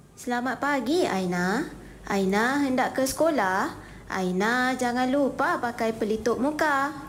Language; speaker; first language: Malay; native; Malay